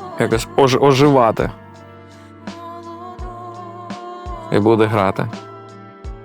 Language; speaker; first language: Ukrainian; native; Ukrainian